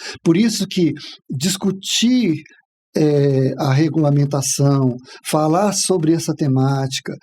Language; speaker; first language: Portuguese; native; Portuguese